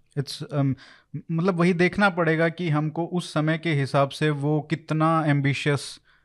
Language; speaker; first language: Hindi; native; Hindi